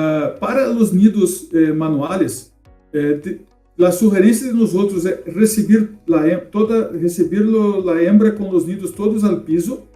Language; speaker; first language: Spanish; non-native, fluent; Portuguese